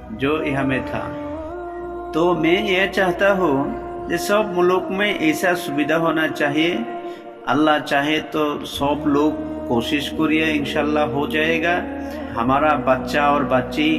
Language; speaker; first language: Hindi; non-native, local second language; Bangla